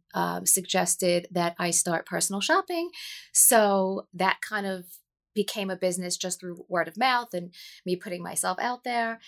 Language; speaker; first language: English; native; English